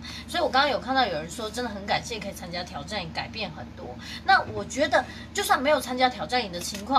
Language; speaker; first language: Chinese; native; Chinese